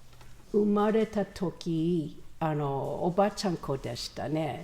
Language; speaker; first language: Japanese; non-native, learner; English